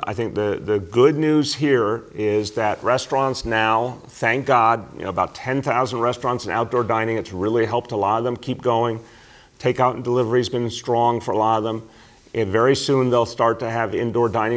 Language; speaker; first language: English; native; English